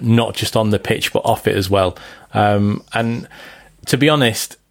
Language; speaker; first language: English; native; English